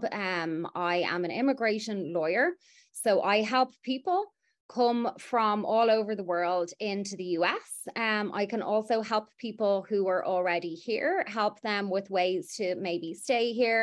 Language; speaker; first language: English; native; English